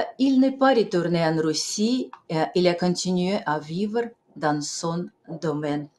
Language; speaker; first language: French; non-native, fluent; Russian